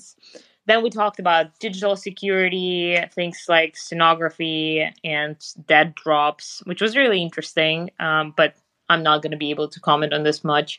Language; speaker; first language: English; non-native, fluent; Russian